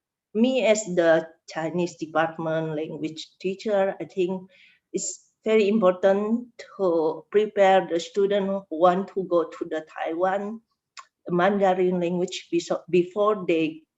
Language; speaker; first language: English; non-native, learner; Indonesian